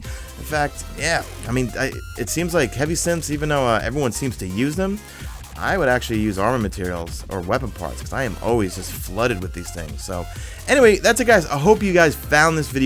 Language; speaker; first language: English; native; English